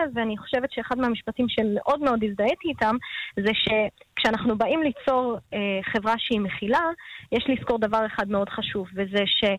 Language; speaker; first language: Hebrew; native; Hebrew